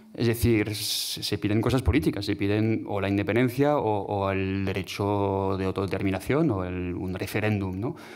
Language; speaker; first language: Spanish; non-native, fluent; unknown